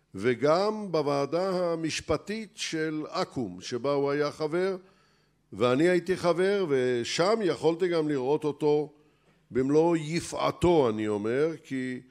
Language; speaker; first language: Hebrew; native; Hebrew